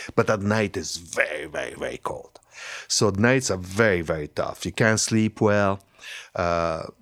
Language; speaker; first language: English; non-native, fluent; French